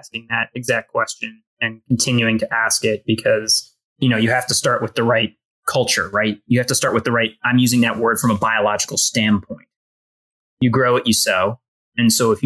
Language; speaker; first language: English; native; English